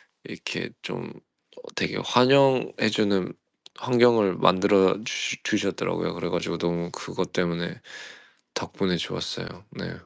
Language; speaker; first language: Korean; early bilingual, heritage; Korean